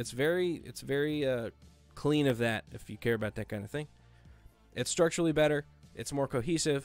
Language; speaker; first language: English; native; English